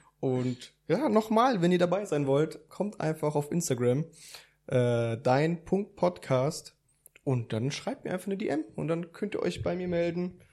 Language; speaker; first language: German; early bilingual, other home language; Italian